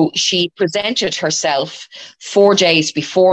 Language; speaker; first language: English; native; English